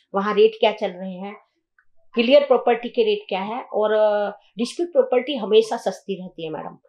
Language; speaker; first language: Hindi; native; Hindi